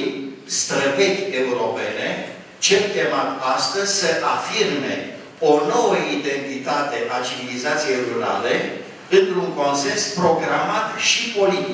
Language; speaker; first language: Romanian; native; Romanian